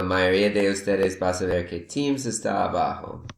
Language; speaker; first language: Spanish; non-native, learner; English